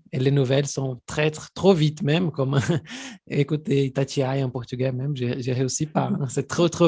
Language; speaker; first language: French; non-native, fluent; Portuguese